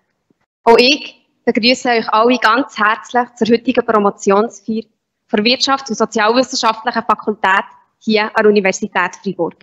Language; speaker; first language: German; native; German